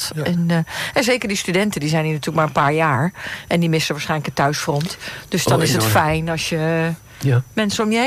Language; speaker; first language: Dutch; native; Dutch